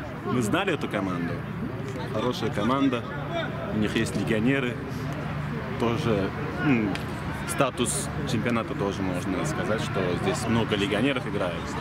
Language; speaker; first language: Russian; non-native, local second language; Uzbek